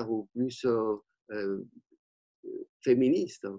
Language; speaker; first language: French; non-native, fluent; Spanish